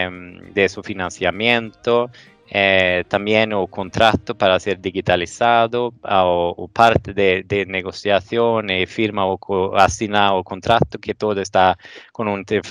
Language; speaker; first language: Portuguese; non-native, fluent; Swedish